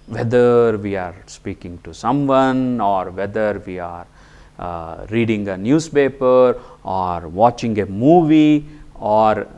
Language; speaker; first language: English; non-native, local second language; Kannada